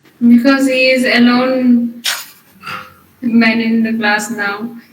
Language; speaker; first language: English; non-native, local second language; Hindi